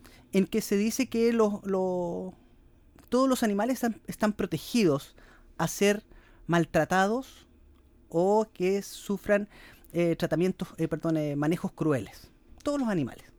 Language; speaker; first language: Spanish; native; Spanish